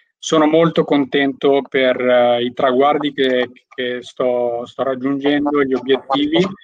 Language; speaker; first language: Italian; early bilingual, other home language; Albanian